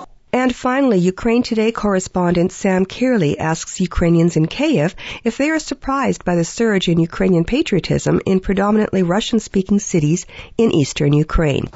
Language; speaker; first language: English; early bilingual, other home language; Ukrainian